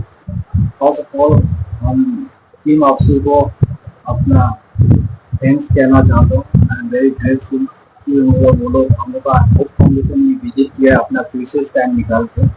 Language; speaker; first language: Hindi; non-native, local second language; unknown